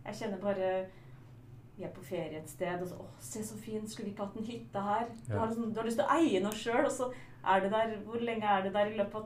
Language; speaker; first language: Norwegian; native; Norwegian